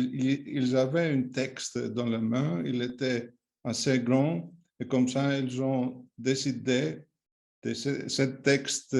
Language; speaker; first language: French; non-native, fluent; Greek